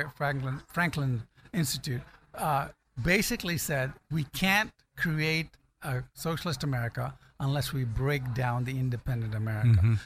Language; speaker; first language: English; non-native, local second language; Akan